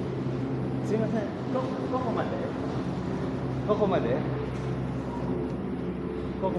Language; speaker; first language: Japanese; non-native, learner; Filipino